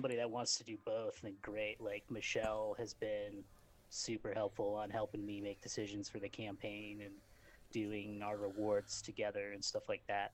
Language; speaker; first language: English; native; English